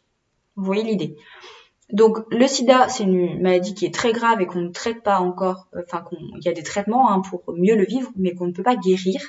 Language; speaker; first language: French; native; French